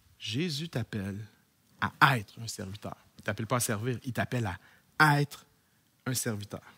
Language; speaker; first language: French; native; French